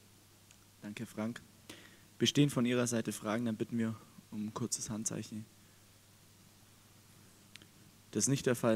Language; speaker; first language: German; native; German